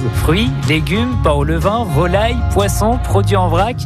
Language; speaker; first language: French; non-native, fluent; English